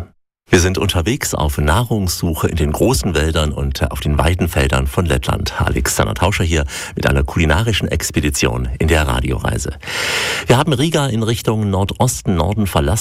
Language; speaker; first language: German; native; German